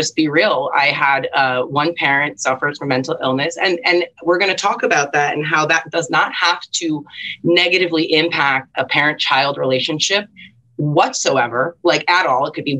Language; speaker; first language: English; native; English